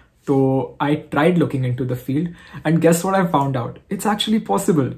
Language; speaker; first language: English; non-native, local second language; Hindi